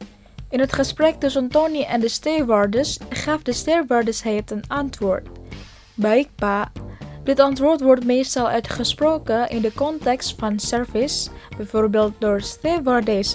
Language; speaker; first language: Dutch; non-native, learner; Indonesian